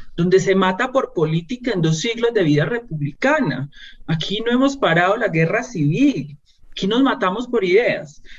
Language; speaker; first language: Spanish; native; Spanish